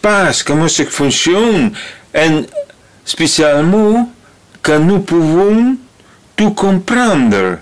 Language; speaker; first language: French; non-native, learner; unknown